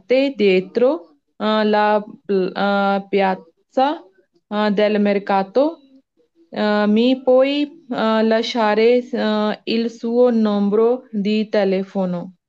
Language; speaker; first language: Italian; non-native, learner; Punjabi